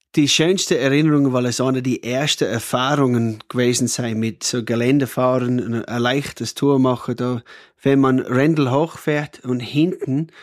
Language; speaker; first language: German; non-native, fluent; English